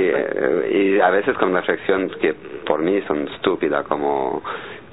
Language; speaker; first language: Spanish; non-native, fluent; French